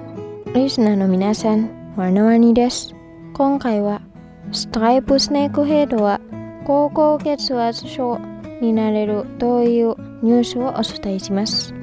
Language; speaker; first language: Japanese; non-native, fluent; Indonesian